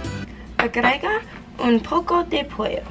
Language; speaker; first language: Spanish; non-native, learner; English